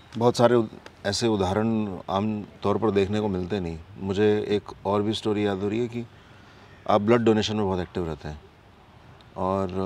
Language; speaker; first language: Hindi; native; Hindi